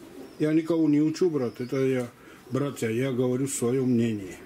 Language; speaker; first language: Russian; non-native, local second language; Georgian